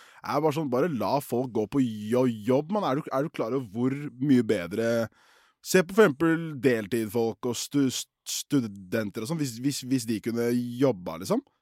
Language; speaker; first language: Norwegian; early bilingual, other home language; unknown